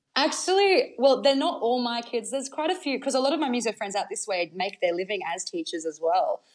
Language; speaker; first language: English; native; English